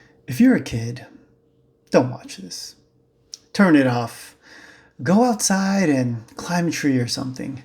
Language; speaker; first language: English; native; English